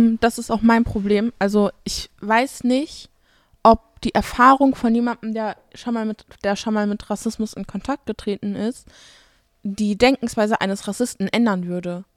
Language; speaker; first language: German; early bilingual, other home language; Turkish